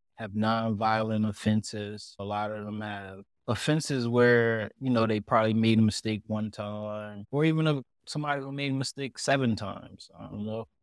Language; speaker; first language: English; native; English